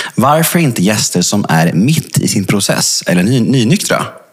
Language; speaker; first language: Swedish; native; Swedish